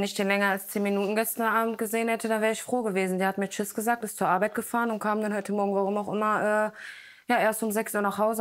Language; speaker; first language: German; native; German